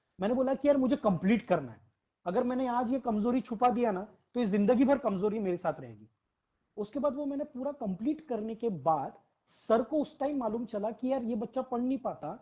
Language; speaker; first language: Hindi; non-native, local second language; Marathi